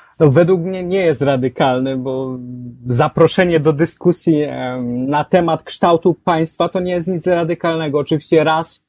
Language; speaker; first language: Polish; native; Polish